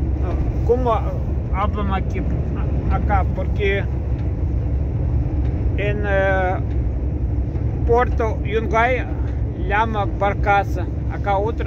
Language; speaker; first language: Portuguese; non-native, learner; Russian